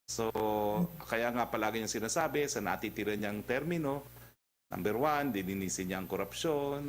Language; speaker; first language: Filipino; native; Filipino